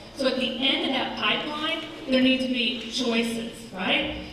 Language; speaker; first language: English; native; English